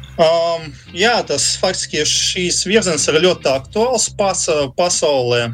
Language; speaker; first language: Latvian; non-native, local second language; Russian